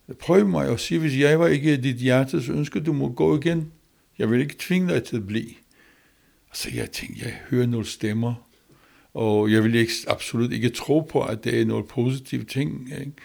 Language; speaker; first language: Danish; non-native, learner; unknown